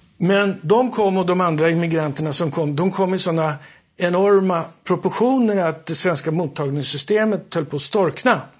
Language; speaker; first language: Swedish; native; Swedish